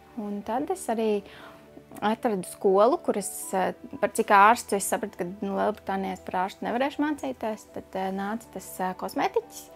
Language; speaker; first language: Latvian; native; Latvian